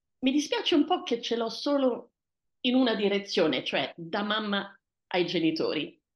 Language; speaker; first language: Italian; early bilingual, heritage; Italian